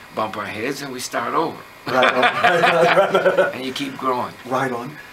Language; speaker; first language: English; native; English